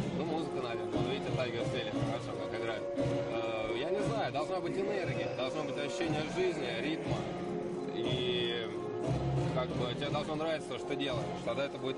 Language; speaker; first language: Russian; native; Russian